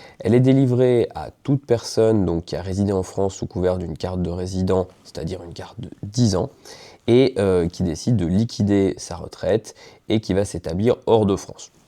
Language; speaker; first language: French; native; French